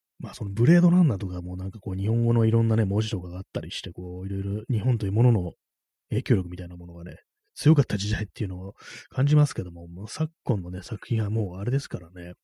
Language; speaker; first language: Japanese; native; Japanese